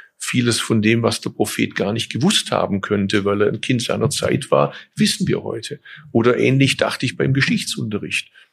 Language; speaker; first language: German; early bilingual, other home language; Turkish